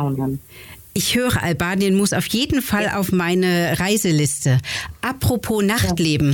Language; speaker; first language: German; native; German